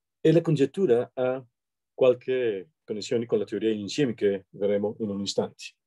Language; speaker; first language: Italian; non-native, fluent; Spanish